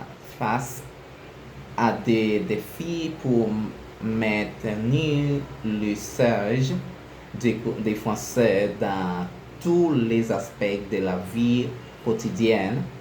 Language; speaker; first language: French; non-native, learner; Spanish